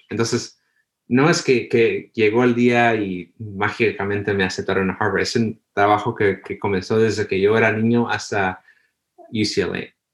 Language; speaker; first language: Spanish; early bilingual, heritage; Spanish